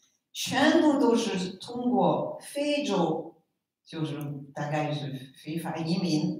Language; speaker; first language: Chinese; non-native, fluent; French